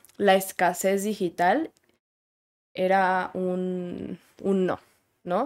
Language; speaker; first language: Spanish; native; Spanish